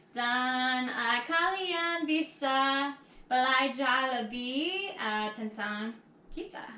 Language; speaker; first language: Indonesian; non-native, learner; English